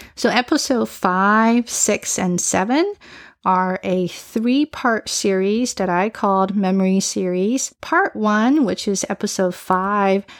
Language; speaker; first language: English; early bilingual, other home language; Chinese